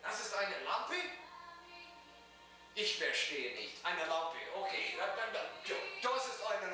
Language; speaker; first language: German; non-native, learner; English